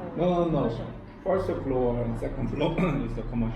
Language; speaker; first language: English; non-native, learner; Korean